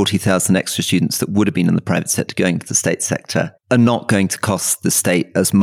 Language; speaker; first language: English; native; English